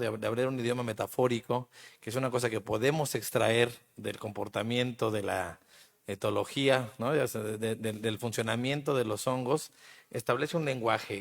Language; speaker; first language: Spanish; native; Spanish